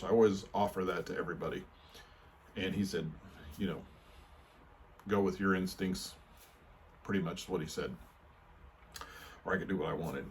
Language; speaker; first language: English; native; English